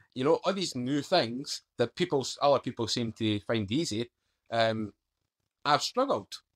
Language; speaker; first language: English; native; English